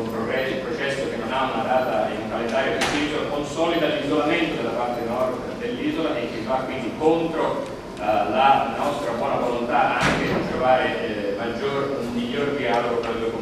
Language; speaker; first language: Italian; native; Italian